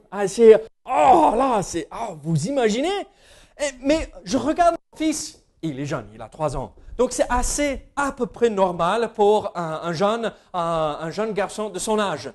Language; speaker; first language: French; non-native, fluent; English